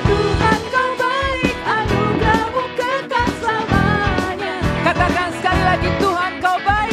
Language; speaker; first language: Indonesian; native; Indonesian